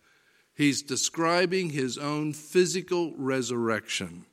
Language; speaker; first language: English; native; English